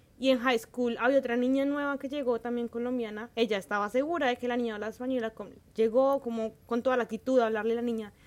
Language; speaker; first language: Spanish; native; Spanish